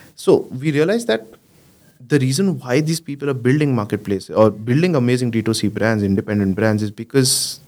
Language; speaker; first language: English; non-native, local second language; Gujarati